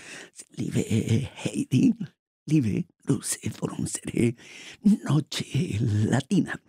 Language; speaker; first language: German; non-native, learner; Spanish